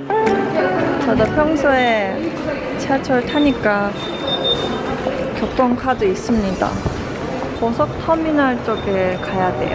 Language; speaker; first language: Korean; non-native, fluent; Japanese